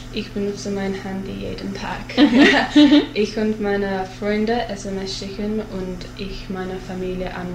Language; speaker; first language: German; non-native, learner; English